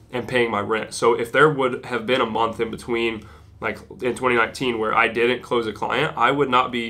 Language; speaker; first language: English; native; English